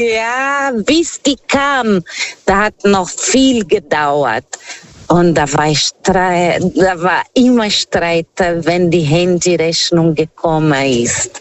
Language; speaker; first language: German; non-native, fluent; Portuguese